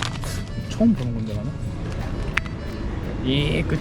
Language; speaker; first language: Korean; native; Korean